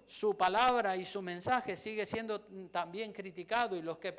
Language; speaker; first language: Spanish; native; Spanish